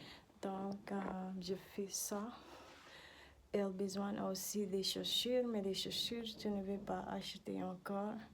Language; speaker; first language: French; non-native, learner; Dutch